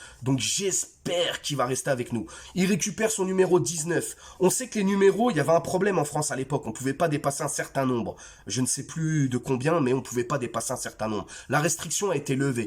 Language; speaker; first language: French; native; French